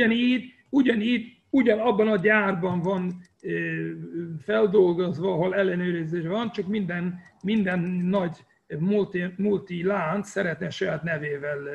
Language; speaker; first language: Hungarian; non-native, fluent; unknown